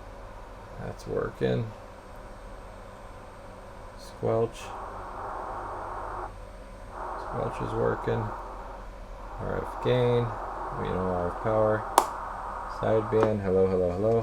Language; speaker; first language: English; native; English